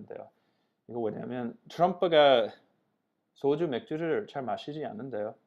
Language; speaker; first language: Korean; non-native, fluent; English